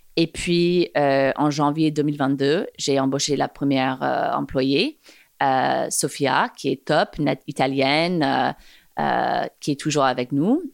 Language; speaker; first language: French; non-native, fluent; English